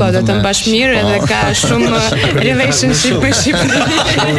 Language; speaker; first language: Albanian; non-native, learner; Belarusian